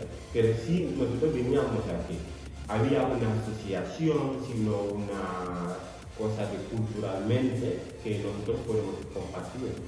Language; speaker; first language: Spanish; non-native, learner; Fula